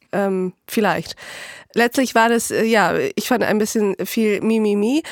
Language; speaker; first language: German; early bilingual, other home language; Turkish